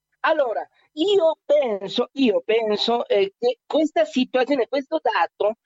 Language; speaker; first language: Italian; non-native, learner; Spanish